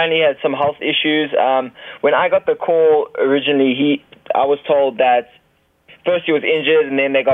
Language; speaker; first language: English; native; English